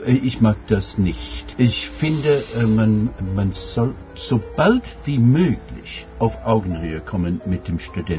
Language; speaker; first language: German; non-native, fluent; English